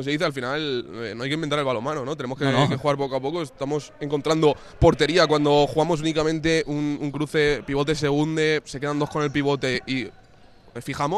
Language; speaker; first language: Spanish; native; Spanish